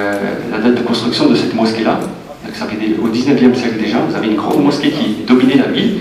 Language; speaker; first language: French; native; French